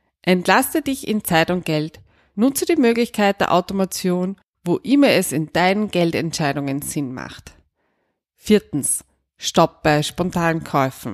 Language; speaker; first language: German; native; German